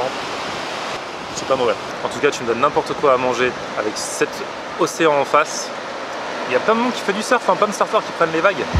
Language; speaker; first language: French; native; French